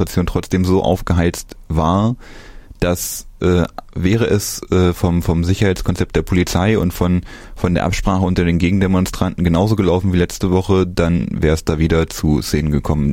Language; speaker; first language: German; native; German